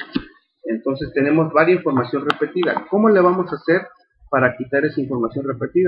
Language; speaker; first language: Spanish; native; Spanish